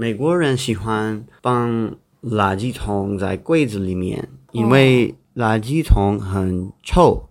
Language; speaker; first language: Chinese; non-native, learner; English